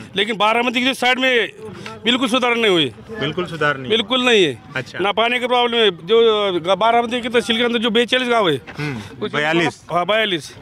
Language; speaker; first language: Hindi; non-native, local second language; Marathi